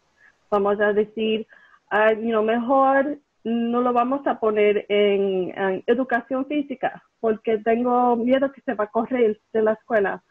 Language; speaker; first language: Spanish; early bilingual, heritage; Spanish